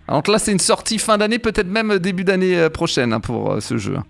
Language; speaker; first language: French; native; French